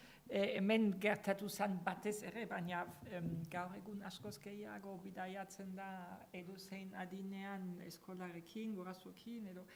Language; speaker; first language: Basque; non-native, fluent; German